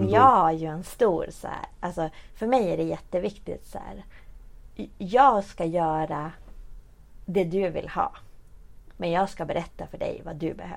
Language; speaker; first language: Swedish; native; Swedish